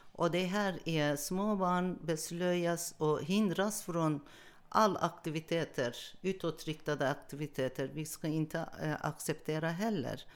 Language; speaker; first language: Swedish; non-native, learner; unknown